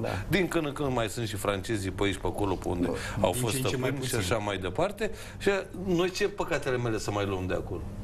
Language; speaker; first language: Romanian; native; Romanian